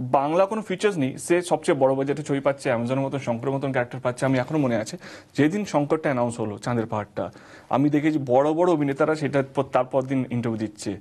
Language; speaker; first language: Bangla; non-native, local second language; Hindi